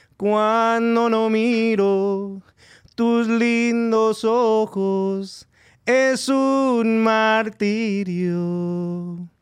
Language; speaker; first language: Spanish; early bilingual, heritage; Spanish